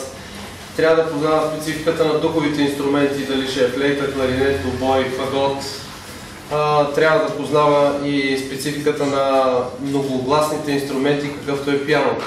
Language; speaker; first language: Bulgarian; native; Bulgarian